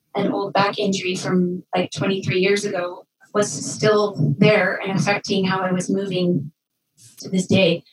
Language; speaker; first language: English; native; English